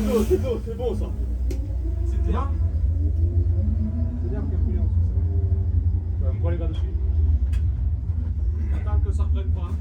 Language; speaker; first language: French; native; French